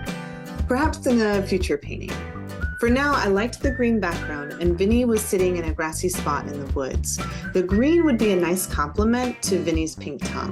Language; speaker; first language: English; native; English